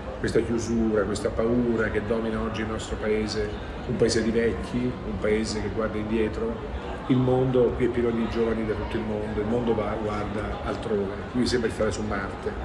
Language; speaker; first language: Italian; native; Italian